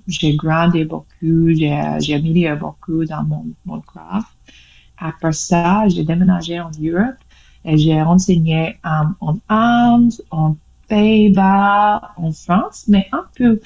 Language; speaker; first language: French; non-native, learner; English